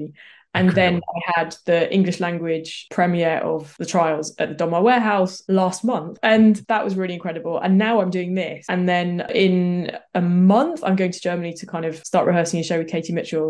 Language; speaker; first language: English; native; English